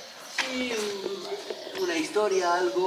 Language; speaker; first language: Spanish; non-native, learner; French